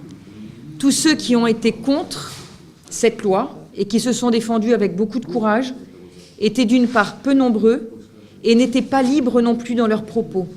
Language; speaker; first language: French; native; French